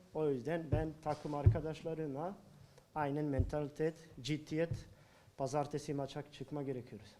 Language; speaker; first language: Turkish; non-native, learner; Bosnian